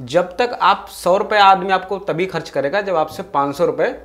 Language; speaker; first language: Hindi; native; Hindi